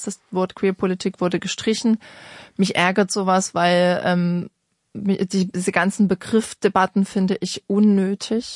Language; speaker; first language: German; native; German